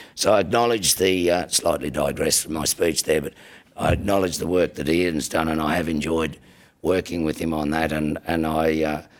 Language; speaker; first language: English; native; English